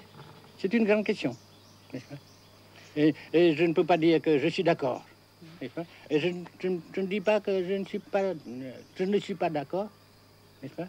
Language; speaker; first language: French; non-native, local second language; Vietnamese